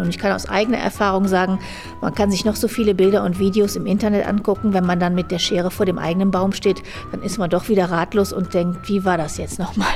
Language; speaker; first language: German; native; German